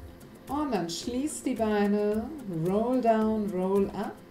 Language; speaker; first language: German; native; German